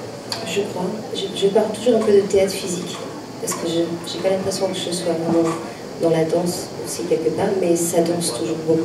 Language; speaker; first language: French; native; French